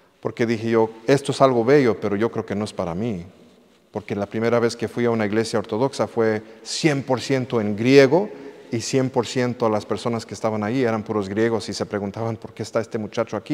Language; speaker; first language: Spanish; early bilingual, heritage; English